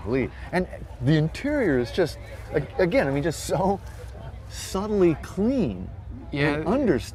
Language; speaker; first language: English; native; English